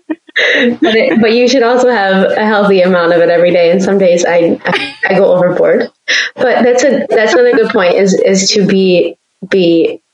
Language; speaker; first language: English; native; English